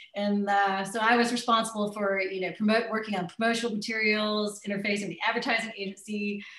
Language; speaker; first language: English; native; English